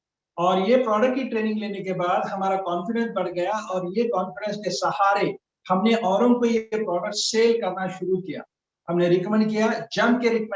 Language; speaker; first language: Hindi; native; Hindi